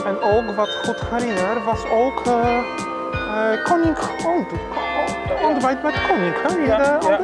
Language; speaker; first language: Dutch; non-native, learner; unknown